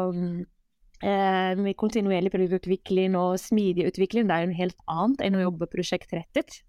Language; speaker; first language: Norwegian; non-native, fluent; Arabic